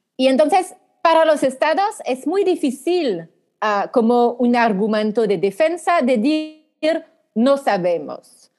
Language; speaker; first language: Spanish; non-native, fluent; French